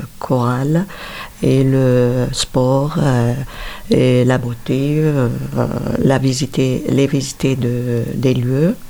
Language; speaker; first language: French; non-native, learner; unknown